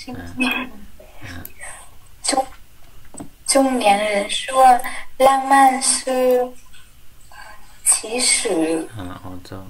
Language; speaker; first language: Chinese; non-native, learner; Vietnamese